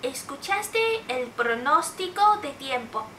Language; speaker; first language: Spanish; non-native, fluent; Chinese